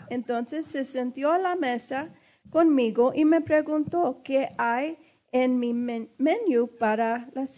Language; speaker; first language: Spanish; early bilingual, heritage; English